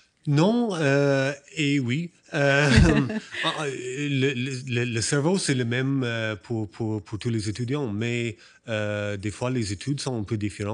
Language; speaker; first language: French; non-native, fluent; English